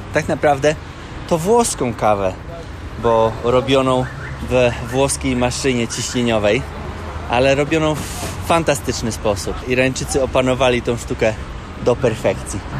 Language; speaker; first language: Polish; native; Polish